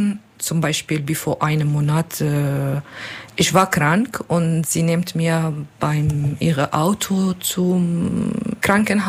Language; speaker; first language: German; non-native, learner; Kurdish